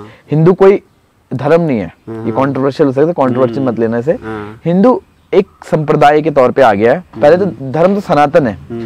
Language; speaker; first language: Hindi; non-native, local second language; Garhwali